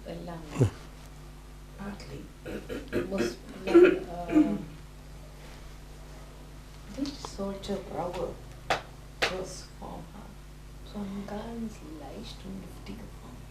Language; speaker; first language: German; non-native, fluent; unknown